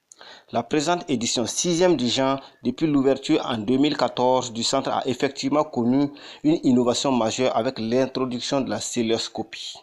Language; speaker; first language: French; native; French